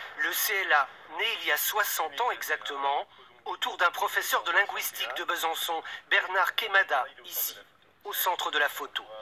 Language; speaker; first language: French; native; French